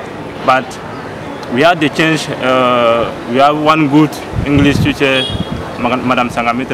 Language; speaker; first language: English; non-native, learner; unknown